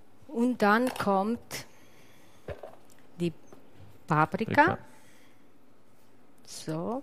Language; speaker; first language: German; non-native, learner; Italian